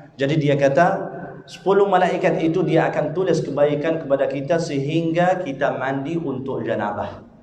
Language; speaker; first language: Malay; non-native, fluent; Arabic